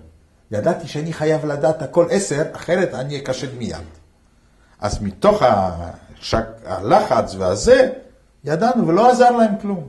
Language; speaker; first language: Hebrew; non-native, fluent; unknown